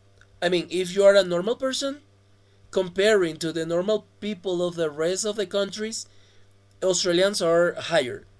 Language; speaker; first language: English; non-native, fluent; Spanish